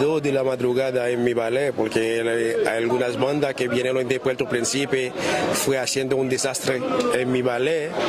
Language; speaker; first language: Spanish; non-native, learner; Haitian Creole